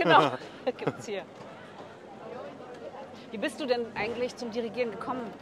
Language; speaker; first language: German; native; German